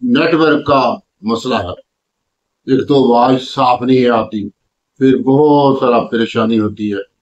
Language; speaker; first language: Urdu; non-native, local second language; Punjabi